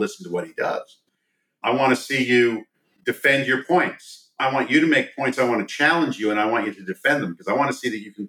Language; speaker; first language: English; native; English